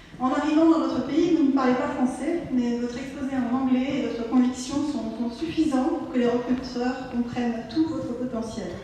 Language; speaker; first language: French; native; French